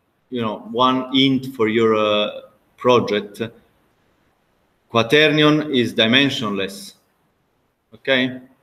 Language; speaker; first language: English; non-native, fluent; Italian